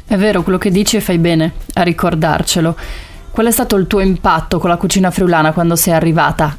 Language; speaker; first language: Italian; native; Italian